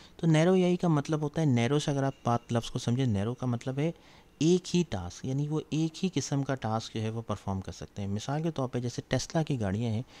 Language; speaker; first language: Urdu; native; Urdu